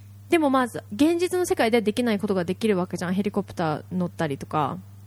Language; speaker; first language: Japanese; native; Japanese